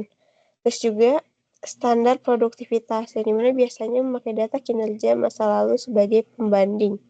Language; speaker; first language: Indonesian; native; Indonesian